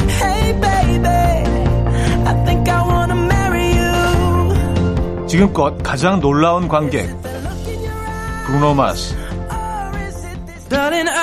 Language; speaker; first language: Korean; native; Korean